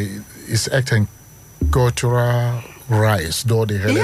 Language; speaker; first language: Dutch; non-native, learner; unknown